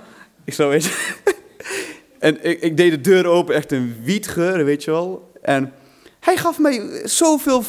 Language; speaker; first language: Dutch; non-native, fluent; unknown